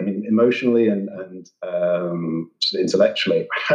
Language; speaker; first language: English; native; English